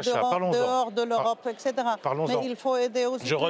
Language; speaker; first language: French; non-native, fluent; Polish